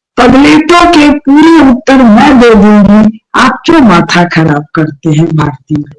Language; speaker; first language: Hindi; native; Hindi